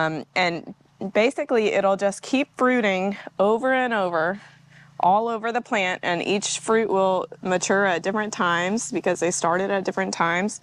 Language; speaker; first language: English; native; English